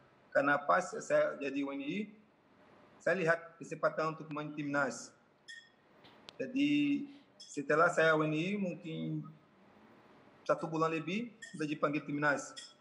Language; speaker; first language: Indonesian; non-native, fluent; Portuguese